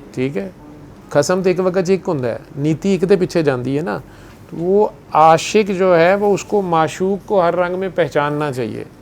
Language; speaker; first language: Urdu; non-native, local second language; Punjabi